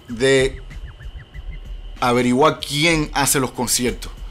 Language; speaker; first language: Spanish; early bilingual, heritage; Spanish